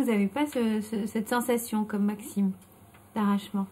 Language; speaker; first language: French; native; French